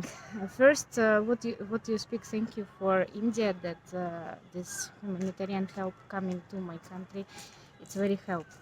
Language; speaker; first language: English; non-native, learner; Ukrainian